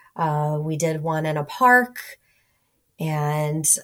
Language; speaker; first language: English; native; English